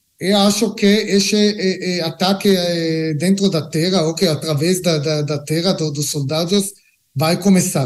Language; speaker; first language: Portuguese; non-native, learner; Hebrew